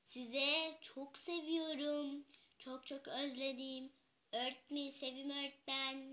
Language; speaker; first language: Turkish; non-native, learner; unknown